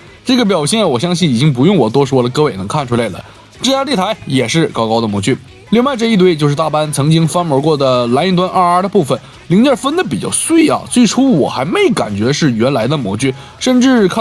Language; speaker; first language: Chinese; native; Chinese